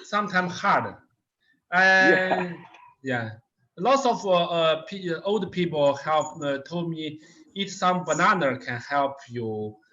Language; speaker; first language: English; non-native, learner; Chinese